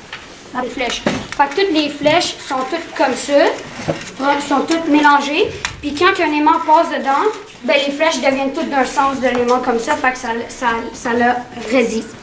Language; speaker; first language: French; native; French